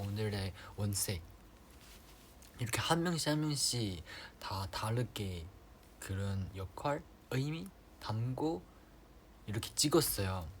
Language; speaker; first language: Korean; non-native, fluent; Chinese